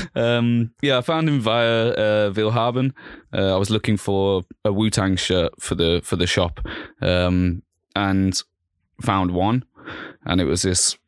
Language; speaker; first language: English; native; English